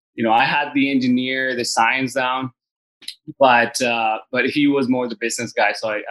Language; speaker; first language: English; early bilingual, other home language; Spanish